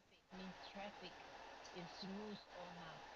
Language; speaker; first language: English; non-native, learner; Chinese